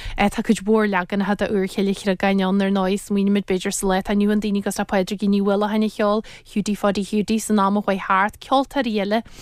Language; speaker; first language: Irish; native; Irish